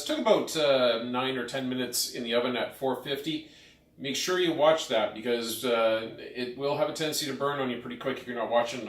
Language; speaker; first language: English; native; English